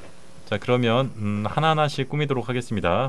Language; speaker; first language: Korean; native; Korean